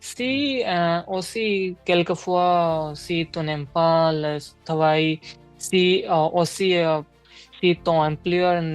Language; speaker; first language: French; non-native, learner; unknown